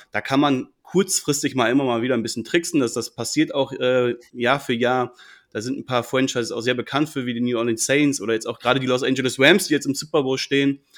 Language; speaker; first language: German; native; German